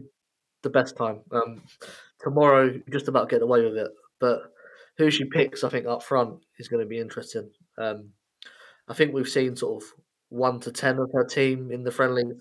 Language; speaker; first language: English; native; English